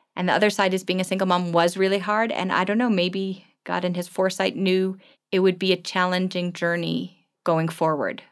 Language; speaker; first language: English; native; English